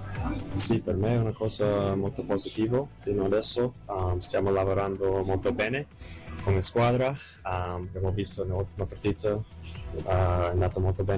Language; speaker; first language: Italian; non-native, fluent; English